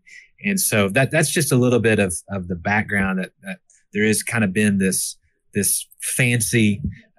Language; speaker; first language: English; native; English